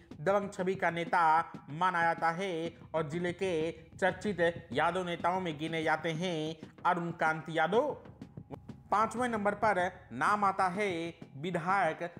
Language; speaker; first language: Hindi; native; Hindi